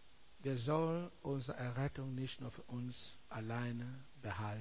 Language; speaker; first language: German; non-native, learner; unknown